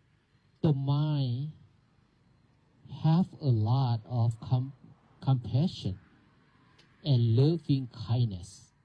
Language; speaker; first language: English; non-native, learner; Thai